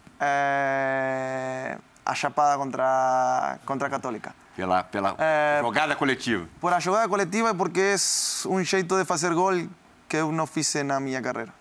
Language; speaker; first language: Portuguese; non-native, learner; Spanish